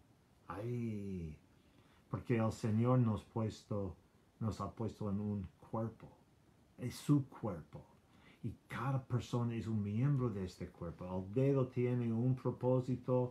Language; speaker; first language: Spanish; non-native, learner; English